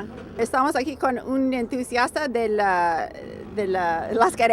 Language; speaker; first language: Spanish; non-native, learner; English